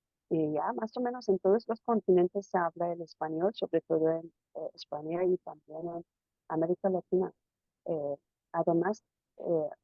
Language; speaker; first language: Spanish; non-native, fluent; Persian